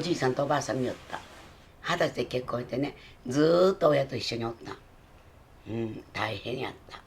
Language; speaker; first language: Japanese; native; Japanese